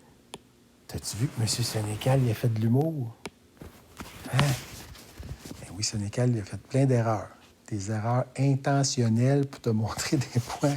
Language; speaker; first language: French; native; French